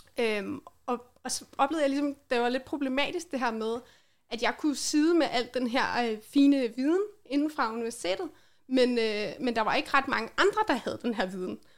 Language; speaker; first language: Danish; native; Danish